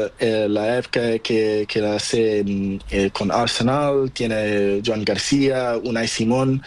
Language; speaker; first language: Spanish; non-native, learner; Portuguese